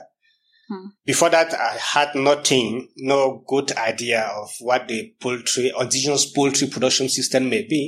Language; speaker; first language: English; non-native, local second language; French